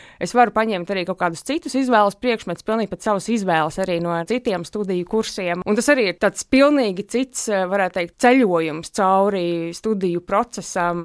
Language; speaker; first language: Latvian; native; Latvian